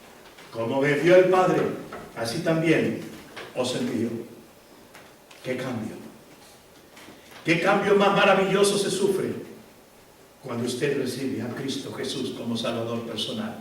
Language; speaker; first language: Spanish; native; Spanish